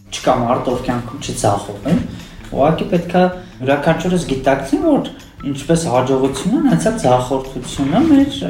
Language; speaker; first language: Armenian; native; Armenian